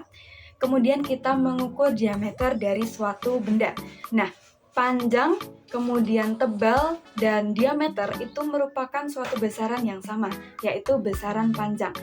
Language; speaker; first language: Indonesian; native; Indonesian